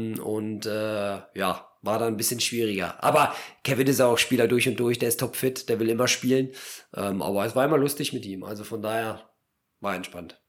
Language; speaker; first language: German; early bilingual, other home language; Polish